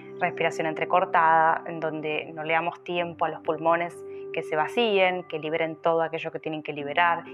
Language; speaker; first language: Spanish; native; Spanish